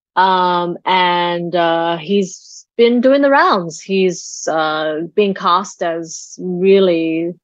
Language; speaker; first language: English; early bilingual, other home language; Chinese